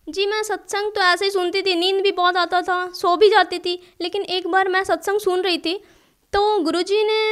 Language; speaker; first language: Hindi; native; Hindi